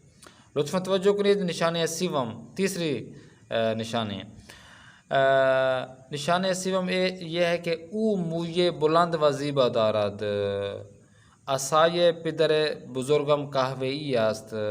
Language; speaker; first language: Persian; non-native, fluent; Urdu